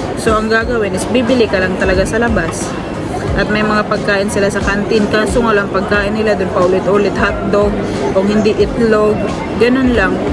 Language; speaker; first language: Filipino; non-native, local second language; Cebuano